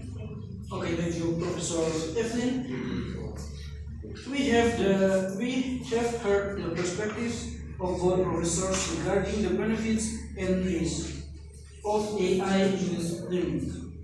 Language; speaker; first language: English; non-native, learner; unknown